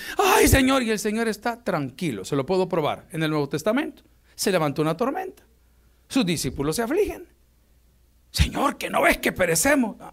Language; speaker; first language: Spanish; native; Spanish